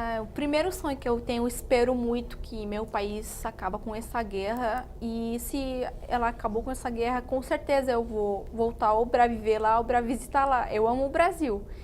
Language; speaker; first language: Portuguese; non-native, fluent; Arabic